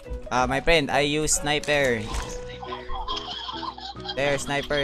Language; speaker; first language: English; non-native, local second language; Filipino